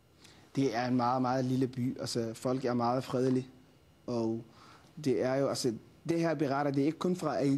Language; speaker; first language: Danish; non-native, fluent; Somali